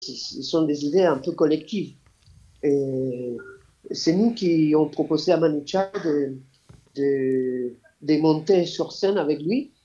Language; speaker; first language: French; non-native, fluent; Spanish